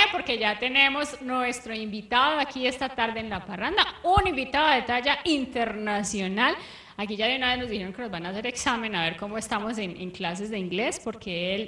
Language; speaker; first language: Spanish; native; Spanish